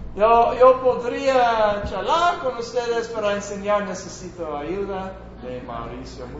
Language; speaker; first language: Spanish; non-native, learner; English